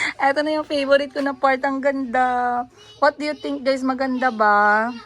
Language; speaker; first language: Filipino; non-native, local second language; Cebuano